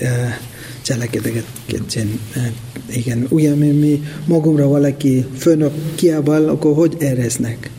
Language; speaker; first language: Hungarian; non-native, learner; Tibetan